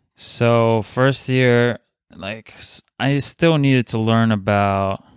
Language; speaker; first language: English; non-native, fluent; Bulgarian